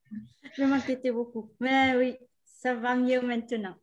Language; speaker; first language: French; non-native, fluent; Vietnamese